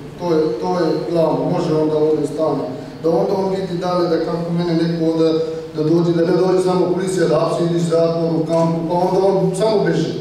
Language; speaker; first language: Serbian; non-native, learner; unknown